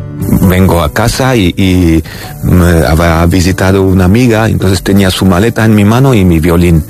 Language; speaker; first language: Spanish; non-native, fluent; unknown